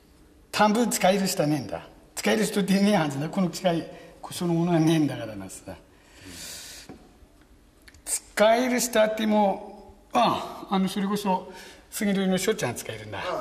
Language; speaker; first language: Japanese; native; Japanese